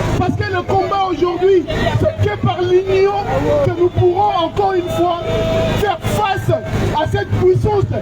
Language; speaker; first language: French; non-native, local second language; Lingala